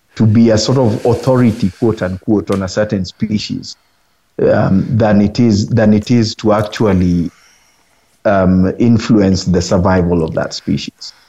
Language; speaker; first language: English; non-native, local second language; Luo (Kenya and Tanzania)